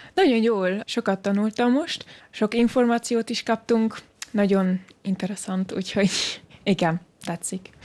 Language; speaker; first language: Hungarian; early bilingual, heritage; German